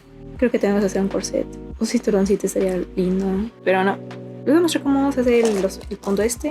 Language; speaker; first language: Spanish; native; Spanish